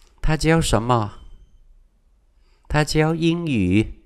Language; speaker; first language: Chinese; non-native, fluent; Vietnamese